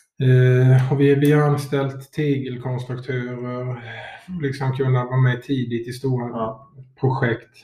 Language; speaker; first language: Swedish; native; Swedish